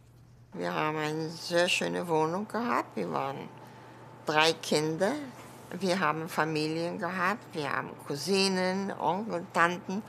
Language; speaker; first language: German; early bilingual, other home language; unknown